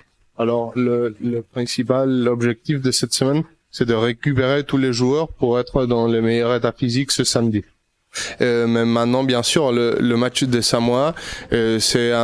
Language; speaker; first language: French; non-native, fluent; Spanish